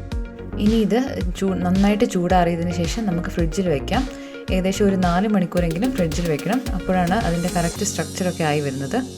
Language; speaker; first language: Malayalam; native; Malayalam